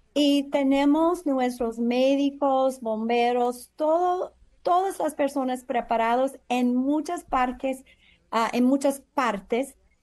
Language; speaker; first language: Spanish; non-native, learner; English